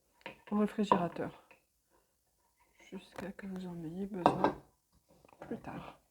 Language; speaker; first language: French; native; French